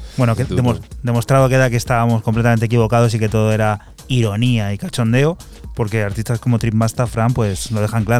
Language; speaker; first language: Spanish; native; Spanish